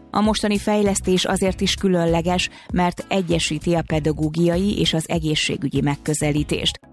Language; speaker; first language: Hungarian; native; Hungarian